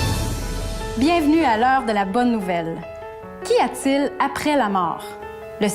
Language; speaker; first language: French; native; French